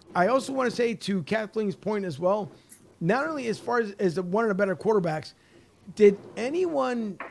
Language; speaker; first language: English; native; English